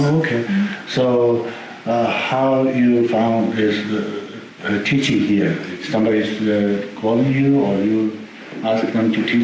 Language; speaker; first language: English; non-native, learner; Tibetan